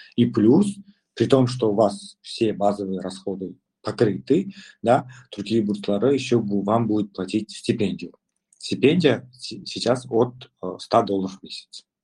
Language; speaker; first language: Russian; non-native, local second language; Kazakh